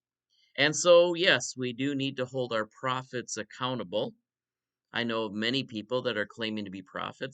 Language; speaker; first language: English; native; English